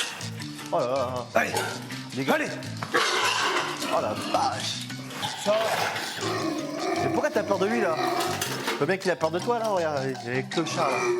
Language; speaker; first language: French; native; French